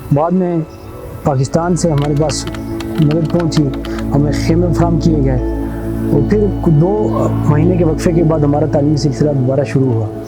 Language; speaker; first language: Urdu; non-native, local second language; Pahari-Potwari